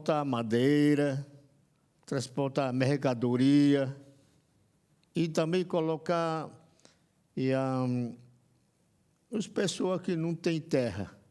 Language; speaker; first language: Portuguese; non-native, local second language; Yanomámi